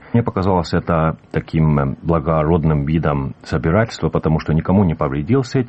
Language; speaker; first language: Russian; native; Russian